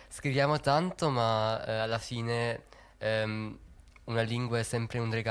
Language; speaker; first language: Italian; early bilingual, heritage; Italian